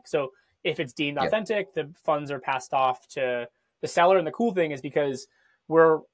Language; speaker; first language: English; native; English